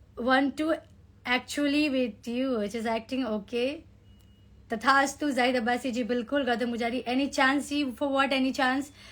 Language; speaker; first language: Hindi; native; Hindi